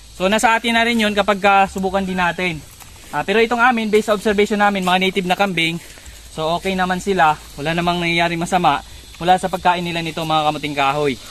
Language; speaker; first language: Filipino; native; Filipino